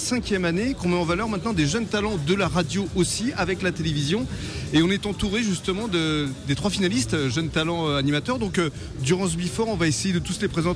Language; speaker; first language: French; native; French